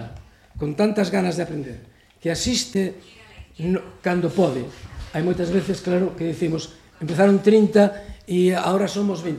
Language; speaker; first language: Galician; native; Galician